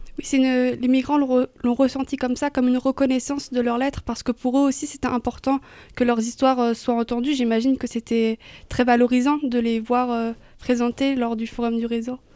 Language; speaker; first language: French; native; French